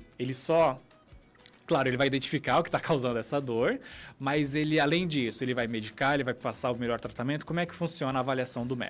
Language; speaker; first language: Portuguese; native; Portuguese